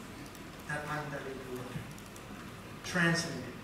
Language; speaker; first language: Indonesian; non-native, learner; English